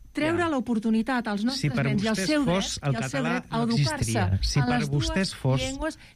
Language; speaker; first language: Catalan; non-native, local second language; Spanish